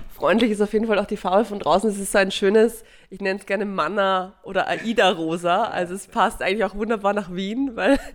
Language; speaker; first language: German; native; German